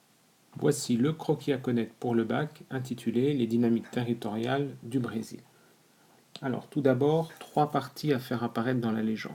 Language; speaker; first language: French; native; French